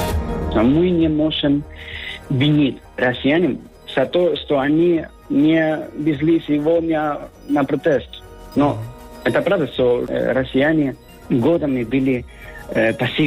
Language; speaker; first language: Russian; non-native, learner; Spanish